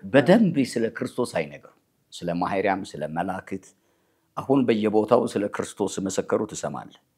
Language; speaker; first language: Amharic; non-native, local second language; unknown